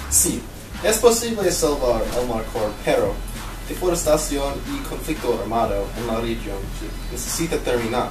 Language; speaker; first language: Spanish; non-native, learner; English